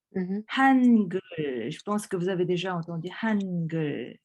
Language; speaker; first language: French; early bilingual, other home language; Korean